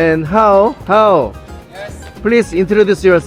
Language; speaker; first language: English; non-native, learner; Korean